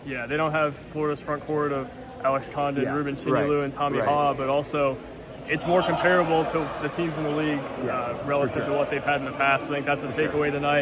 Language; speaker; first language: English; native; English